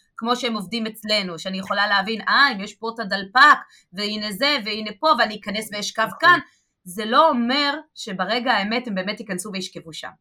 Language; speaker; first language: Hebrew; native; Hebrew